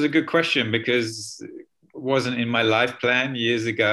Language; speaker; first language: English; native; English